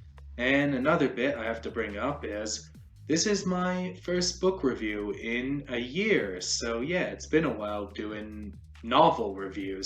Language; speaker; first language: English; native; English